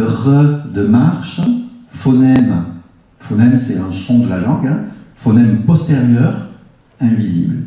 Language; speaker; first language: French; native; French